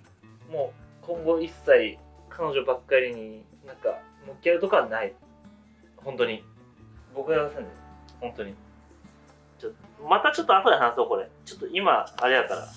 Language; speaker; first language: Japanese; native; Japanese